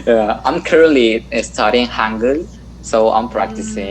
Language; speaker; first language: English; non-native, fluent; Spanish